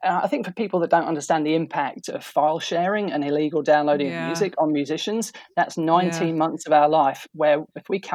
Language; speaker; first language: English; native; English